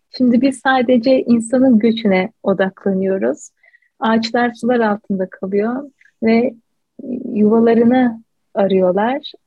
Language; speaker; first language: Turkish; native; Turkish